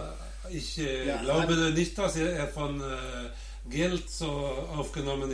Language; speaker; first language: German; non-native, learner; Norwegian